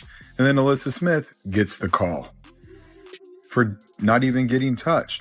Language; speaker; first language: English; native; English